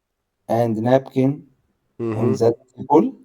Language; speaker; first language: English; non-native, learner; Arabic